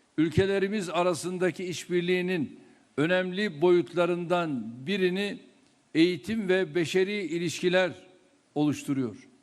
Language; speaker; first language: Turkish; native; Turkish